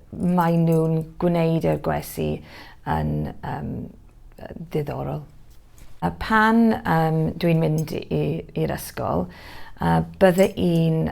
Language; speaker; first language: Welsh; non-native, learner; English